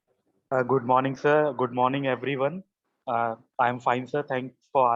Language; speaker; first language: English; non-native, learner; Hindi